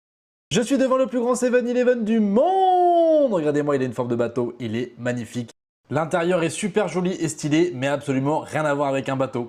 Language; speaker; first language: French; native; French